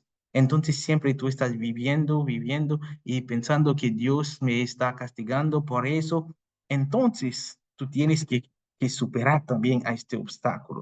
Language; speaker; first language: Spanish; non-native, fluent; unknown